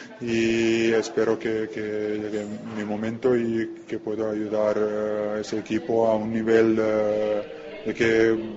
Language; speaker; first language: Spanish; non-native, learner; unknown